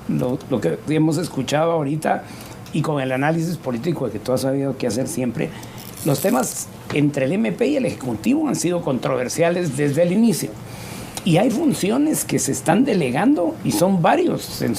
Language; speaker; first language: Spanish; native; Spanish